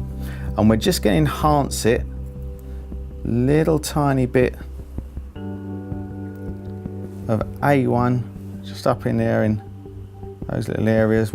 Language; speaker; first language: English; native; English